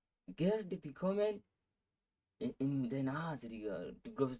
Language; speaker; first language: German; non-native, learner; Swahili